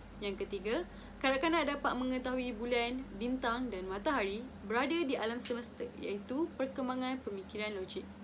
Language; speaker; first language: Malay; native; Malay